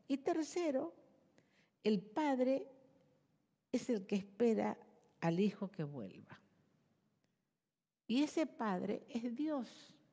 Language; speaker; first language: Spanish; native; Spanish